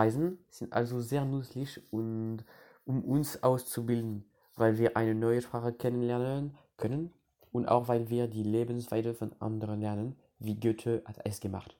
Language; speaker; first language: German; non-native, learner; French